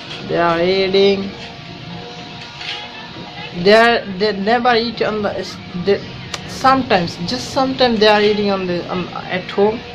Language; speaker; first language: English; non-native, learner; Bangla